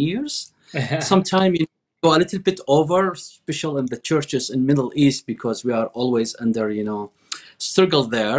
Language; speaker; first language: English; non-native, fluent; Arabic